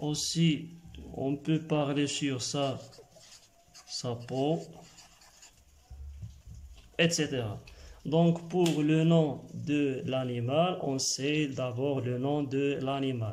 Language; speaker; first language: French; non-native, local second language; Arabic